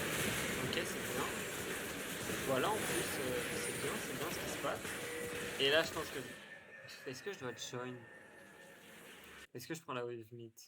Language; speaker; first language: French; native; French